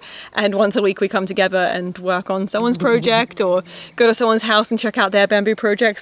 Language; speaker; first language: English; native; English